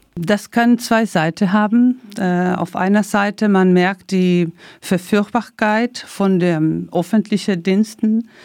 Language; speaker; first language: German; non-native, learner; Spanish